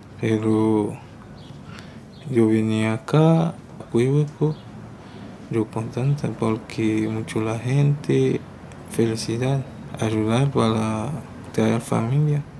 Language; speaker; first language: Spanish; non-native, learner; Haitian Creole